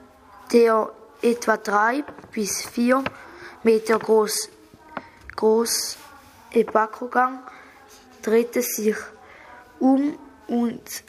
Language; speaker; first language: German; native; German